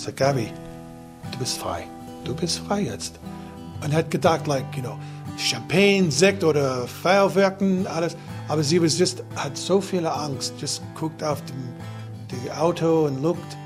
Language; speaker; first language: German; non-native, learner; English